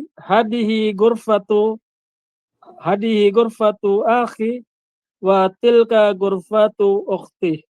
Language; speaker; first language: Arabic; non-native, learner; Filipino